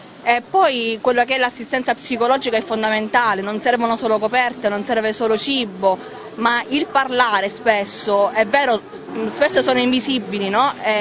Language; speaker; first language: Italian; native; Italian